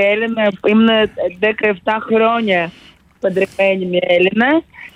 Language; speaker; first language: Greek; non-native, fluent; Russian